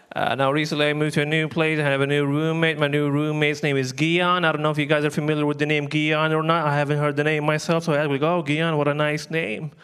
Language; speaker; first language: English; non-native, fluent; Arabic